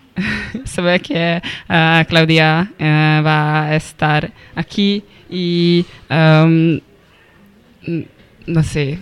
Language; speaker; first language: Spanish; non-native, learner; Hungarian